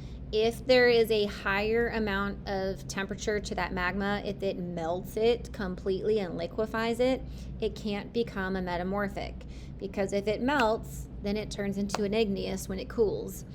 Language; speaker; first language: English; native; English